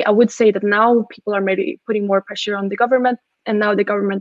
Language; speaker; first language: English; non-native, fluent; Swedish